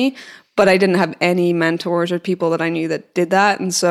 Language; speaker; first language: English; native; English